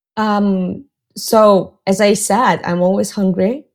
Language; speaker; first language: English; non-native, fluent; Russian